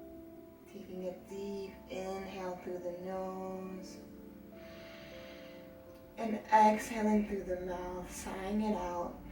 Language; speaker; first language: English; native; English